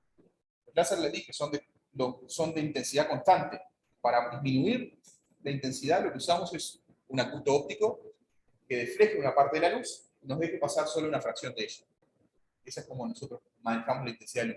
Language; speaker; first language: Spanish; native; Spanish